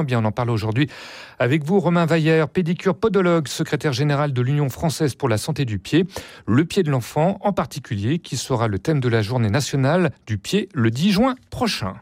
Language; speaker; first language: French; native; French